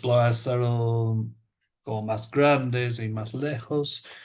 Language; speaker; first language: Spanish; non-native, fluent; English